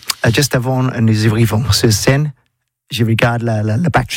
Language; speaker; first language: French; non-native, learner; English